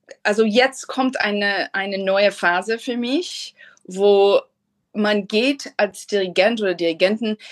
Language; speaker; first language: German; non-native, fluent; English